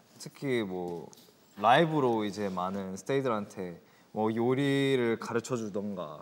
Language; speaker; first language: Korean; non-native, fluent; English